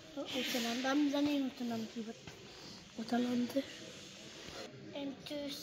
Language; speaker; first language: Swedish; early bilingual, other home language; Bangla